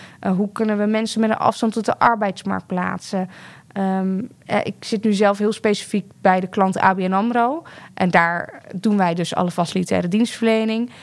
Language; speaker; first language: Dutch; native; Dutch